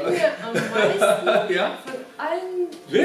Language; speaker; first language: German; non-native, fluent; Romanian